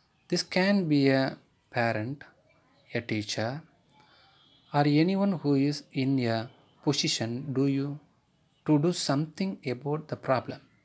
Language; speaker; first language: English; non-native, local second language; Tamil